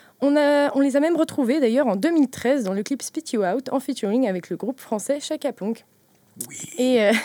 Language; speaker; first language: French; native; French